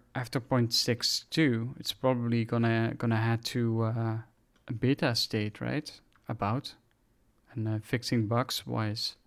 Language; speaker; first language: English; non-native, fluent; Dutch